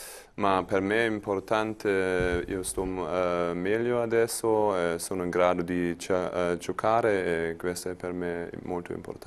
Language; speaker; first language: Italian; non-native, learner; German